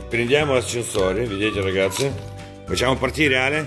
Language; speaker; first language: Italian; non-native, fluent; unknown